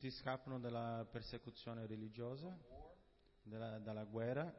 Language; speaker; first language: Italian; non-native, fluent; Portuguese